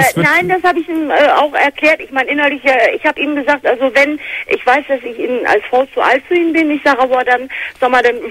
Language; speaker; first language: German; native; German